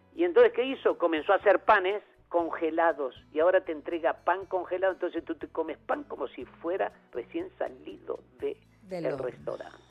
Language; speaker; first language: Spanish; native; Spanish